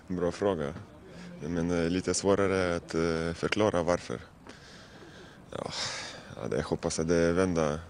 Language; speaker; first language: Swedish; non-native, fluent; Lithuanian